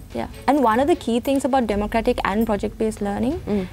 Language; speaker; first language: English; native; English